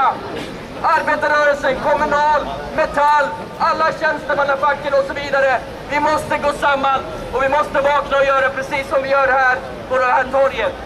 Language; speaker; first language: Swedish; native; Swedish